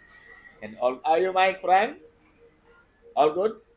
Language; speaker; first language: English; non-native, learner; Indonesian